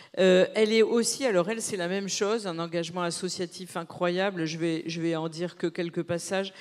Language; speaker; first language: French; native; French